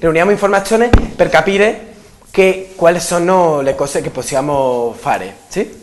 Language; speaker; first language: Italian; non-native, learner; Spanish